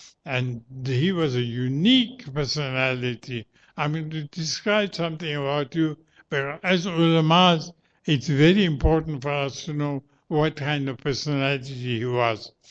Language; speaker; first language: English; native; English